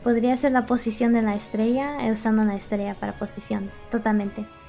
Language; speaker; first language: Spanish; early bilingual, other home language; English